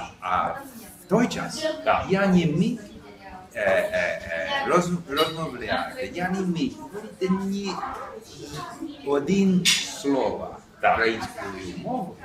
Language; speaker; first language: Ukrainian; non-native, learner; English